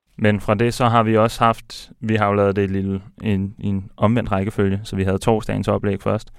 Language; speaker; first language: Danish; native; Danish